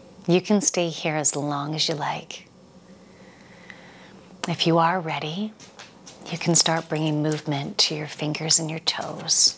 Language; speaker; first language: English; native; English